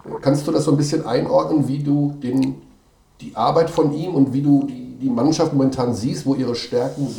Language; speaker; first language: German; native; German